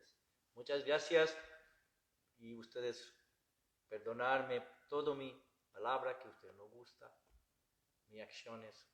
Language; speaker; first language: Spanish; non-native, learner; Bangla